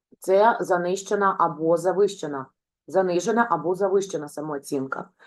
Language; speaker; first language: Ukrainian; non-native, local second language; Russian